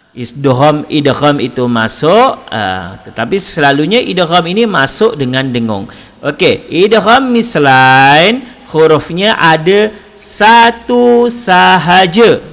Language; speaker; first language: Malay; native; Malay